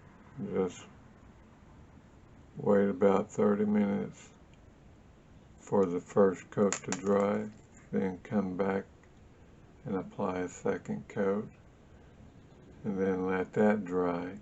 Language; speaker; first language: English; native; English